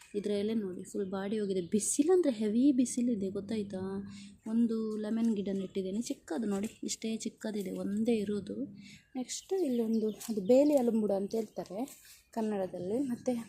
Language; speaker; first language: Kannada; non-native, local second language; Tulu